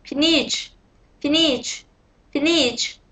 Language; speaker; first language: English; non-native, learner; Vietnamese